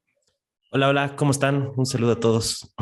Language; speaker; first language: Spanish; native; Spanish